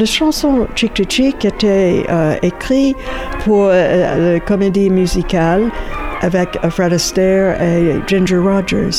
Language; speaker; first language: French; non-native, fluent; English